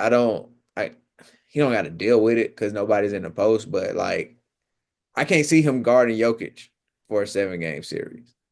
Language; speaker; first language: English; native; English